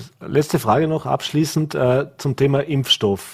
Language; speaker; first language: German; native; German